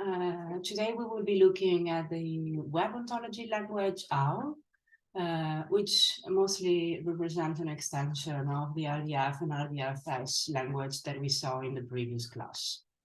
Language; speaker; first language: English; non-native, fluent; Italian